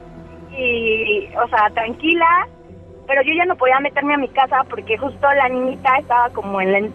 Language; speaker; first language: Spanish; native; Spanish